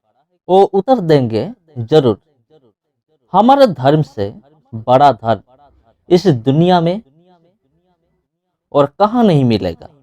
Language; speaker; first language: Hindi; non-native, local second language; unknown